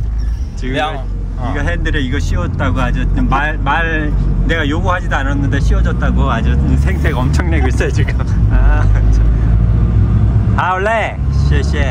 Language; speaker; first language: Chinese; non-native, learner; Korean